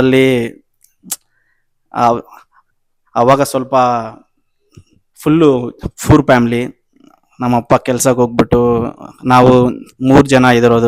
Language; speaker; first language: Kannada; non-native, local second language; Telugu